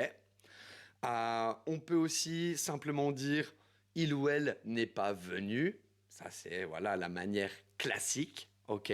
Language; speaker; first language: French; native; French